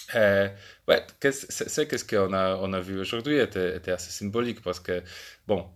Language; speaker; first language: French; non-native, fluent; Polish